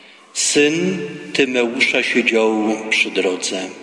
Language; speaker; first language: Polish; native; Polish